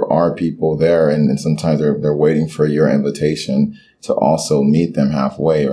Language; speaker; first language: English; early bilingual, other home language; Haitian Creole